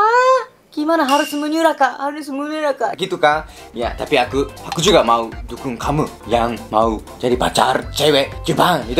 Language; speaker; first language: Indonesian; non-native, learner; Japanese